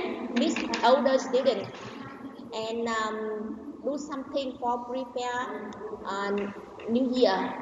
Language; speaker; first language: English; non-native, learner; Vietnamese